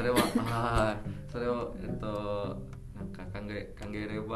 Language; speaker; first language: Japanese; non-native, fluent; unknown